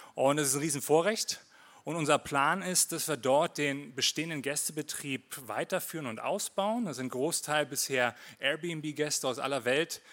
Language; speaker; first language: German; native; German